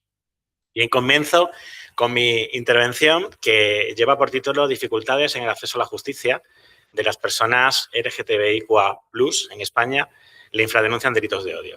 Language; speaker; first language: Spanish; native; Spanish